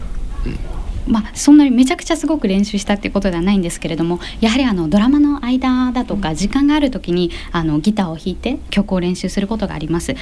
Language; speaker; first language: Japanese; native; Japanese